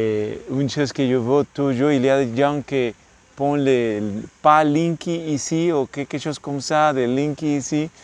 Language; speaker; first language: French; non-native, learner; English